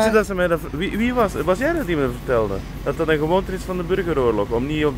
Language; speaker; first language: Dutch; native; Dutch